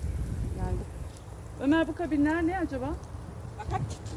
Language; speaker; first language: Turkish; native; Turkish